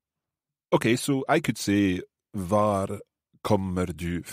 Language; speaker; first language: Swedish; non-native, learner; English